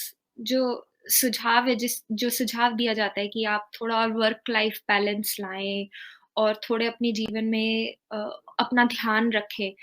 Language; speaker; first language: Hindi; native; Hindi